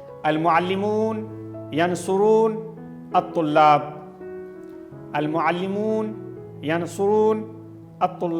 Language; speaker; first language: Arabic; non-native, fluent; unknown